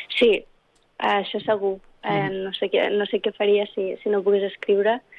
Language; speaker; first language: Catalan; early bilingual, other home language; English